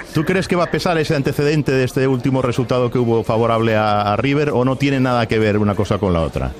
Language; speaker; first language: Spanish; non-native, local second language; Catalan